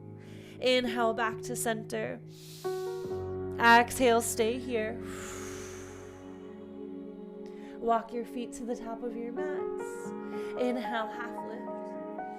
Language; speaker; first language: English; native; English